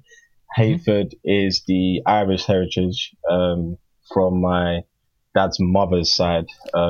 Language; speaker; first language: English; native; English